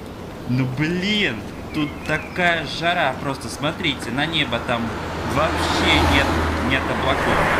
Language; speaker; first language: Russian; non-native, fluent; Portuguese